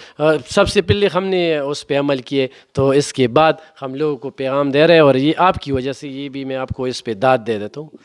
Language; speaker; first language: Urdu; non-native, local second language; Pashto